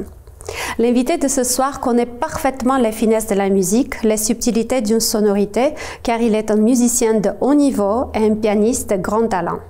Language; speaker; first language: French; non-native, fluent; Armenian